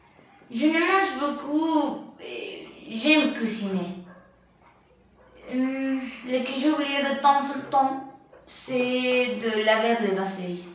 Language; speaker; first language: French; non-native, learner; Spanish